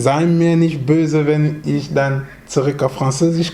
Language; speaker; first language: German; non-native, fluent; French